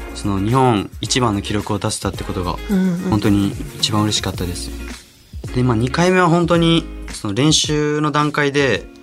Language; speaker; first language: Japanese; native; Japanese